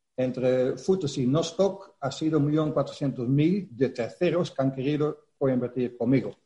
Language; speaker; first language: Spanish; non-native, fluent; Dutch